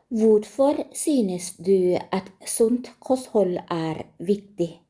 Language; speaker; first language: Norwegian; non-native, learner; Thai